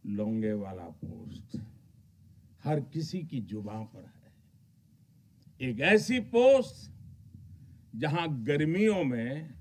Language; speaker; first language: Hindi; non-native, local second language; Gujarati